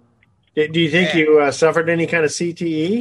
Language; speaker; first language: English; native; English